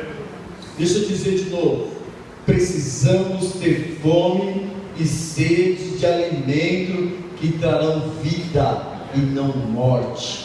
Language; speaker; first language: Portuguese; native; Portuguese